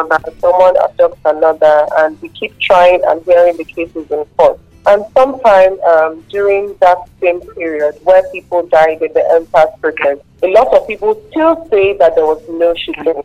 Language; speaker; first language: English; non-native, local second language; Igbo